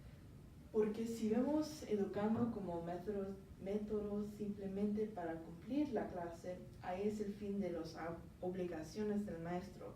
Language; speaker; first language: Spanish; non-native, learner; English